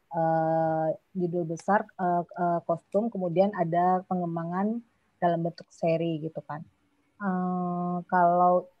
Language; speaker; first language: Indonesian; non-native, local second language; Minangkabau